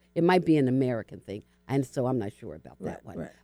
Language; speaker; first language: English; native; English